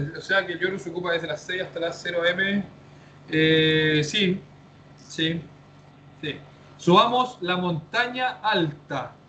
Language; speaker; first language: Spanish; native; Spanish